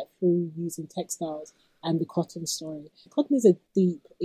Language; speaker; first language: English; native; English